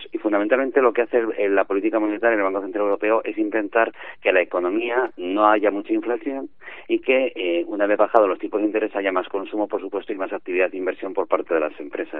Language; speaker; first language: Spanish; native; Spanish